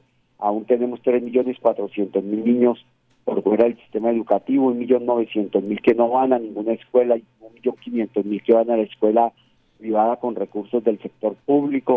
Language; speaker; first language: Spanish; native; Spanish